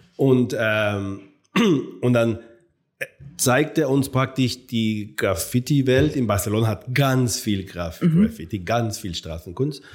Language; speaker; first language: German; non-native, fluent; Spanish